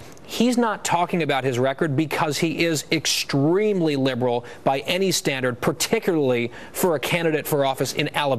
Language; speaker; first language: English; native; English